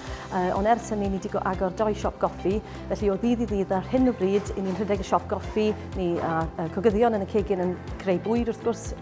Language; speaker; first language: Welsh; native; Welsh